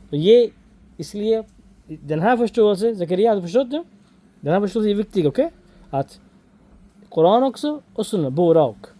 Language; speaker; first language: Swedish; non-native, fluent; Urdu